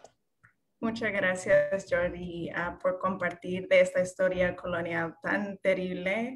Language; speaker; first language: Spanish; non-native, fluent; English